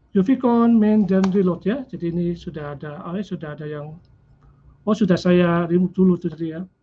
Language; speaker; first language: Indonesian; native; Indonesian